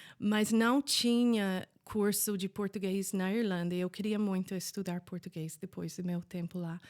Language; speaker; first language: Portuguese; non-native, fluent; English